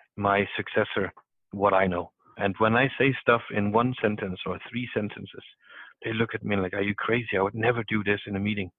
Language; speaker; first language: English; non-native, fluent; Danish